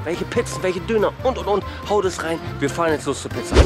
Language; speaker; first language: German; native; German